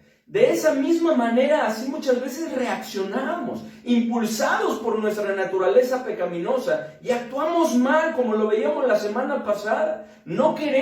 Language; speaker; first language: Spanish; native; Spanish